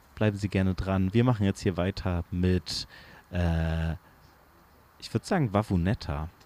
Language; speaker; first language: German; native; German